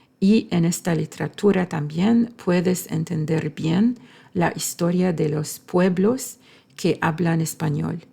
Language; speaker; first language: Spanish; non-native, fluent; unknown